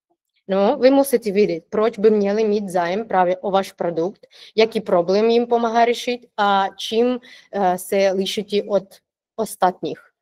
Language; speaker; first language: Czech; non-native, fluent; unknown